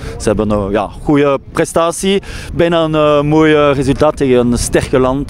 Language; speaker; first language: Dutch; non-native, local second language; French